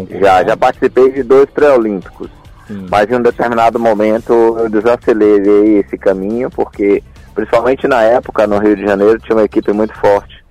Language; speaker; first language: Portuguese; native; Portuguese